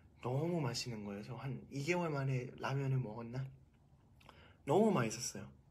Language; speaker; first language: Korean; non-native, fluent; Thai